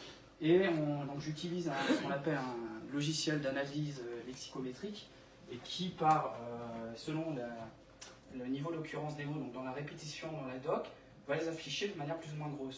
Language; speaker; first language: French; native; French